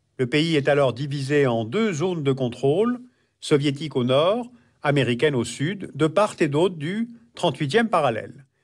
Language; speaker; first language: French; native; French